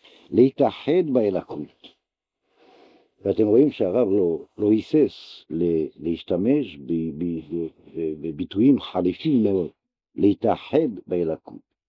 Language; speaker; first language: Hebrew; non-native, fluent; French